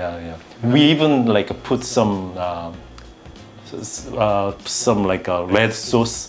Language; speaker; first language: English; non-native, learner; Korean